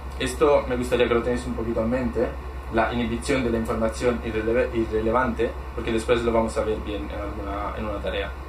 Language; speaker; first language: Spanish; non-native, fluent; Italian